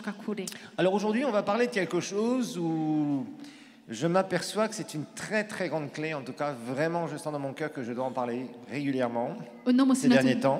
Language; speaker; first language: French; native; French